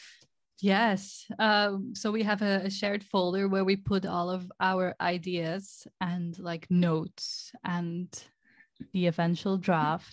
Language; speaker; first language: English; non-native, fluent; Dutch